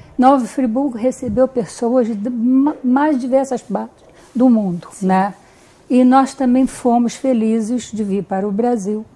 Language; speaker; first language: Portuguese; early bilingual, other home language; Hungarian